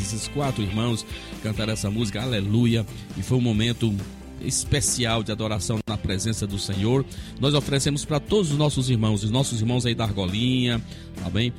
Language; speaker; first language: Portuguese; native; Portuguese